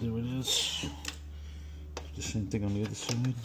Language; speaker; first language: English; native; English